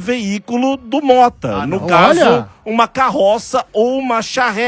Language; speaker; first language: Portuguese; native; Portuguese